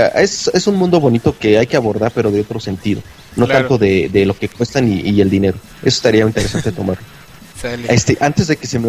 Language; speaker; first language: Spanish; native; Spanish